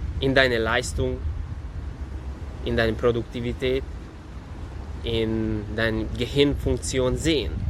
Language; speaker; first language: German; non-native, fluent; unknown